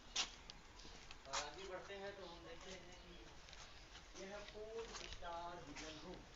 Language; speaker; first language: Hindi; native; Hindi